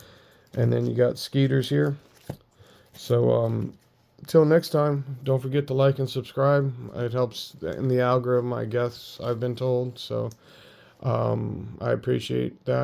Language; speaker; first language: English; native; English